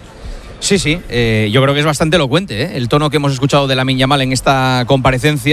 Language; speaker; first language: Spanish; native; Spanish